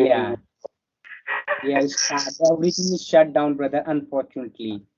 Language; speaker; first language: English; non-native, fluent; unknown